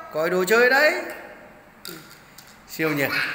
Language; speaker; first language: Vietnamese; native; Vietnamese